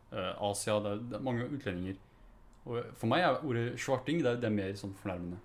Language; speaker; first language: Norwegian; early bilingual, other home language; Arabic